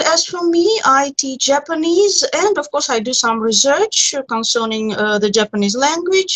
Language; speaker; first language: English; non-native, fluent; Russian